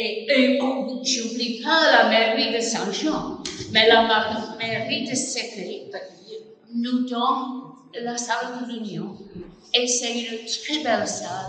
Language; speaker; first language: French; non-native, fluent; English